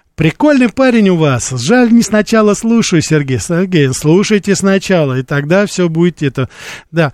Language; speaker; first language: Russian; native; Russian